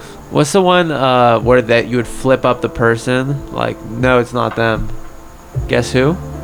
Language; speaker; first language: English; early bilingual, other home language; Polish